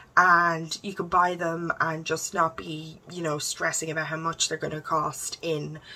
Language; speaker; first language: English; native; English